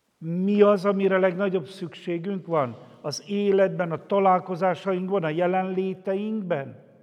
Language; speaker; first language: Hungarian; native; Hungarian